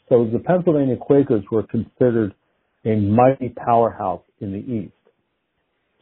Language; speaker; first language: English; native; English